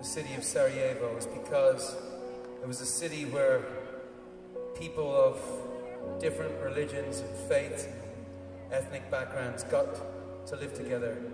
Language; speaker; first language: English; native; English